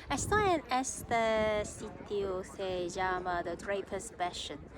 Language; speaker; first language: Spanish; non-native, learner; Cantonese